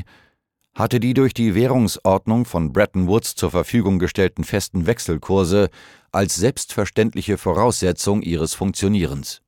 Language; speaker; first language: German; native; German